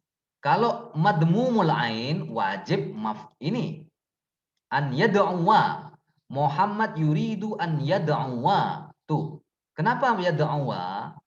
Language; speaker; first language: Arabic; non-native, fluent; Indonesian